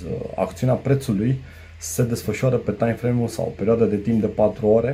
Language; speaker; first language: Romanian; native; Romanian